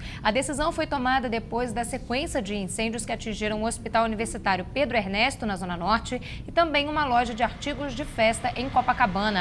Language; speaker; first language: Portuguese; native; Portuguese